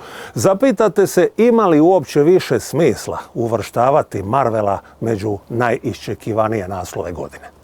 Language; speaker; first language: Bosnian; native; Bosnian